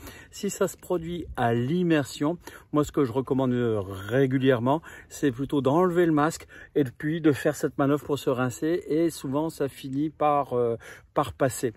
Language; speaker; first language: French; native; French